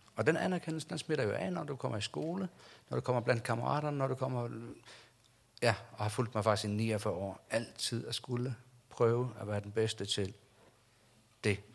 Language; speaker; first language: Danish; non-native, local second language; Faroese